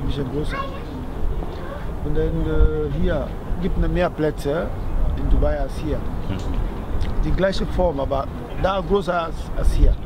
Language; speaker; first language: German; non-native, learner; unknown